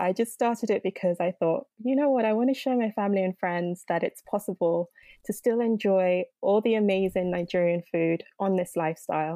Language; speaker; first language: English; non-native, local second language; Yoruba